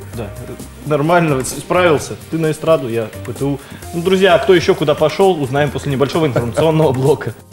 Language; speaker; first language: Russian; native; Russian